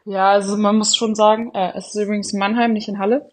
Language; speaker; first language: German; native; German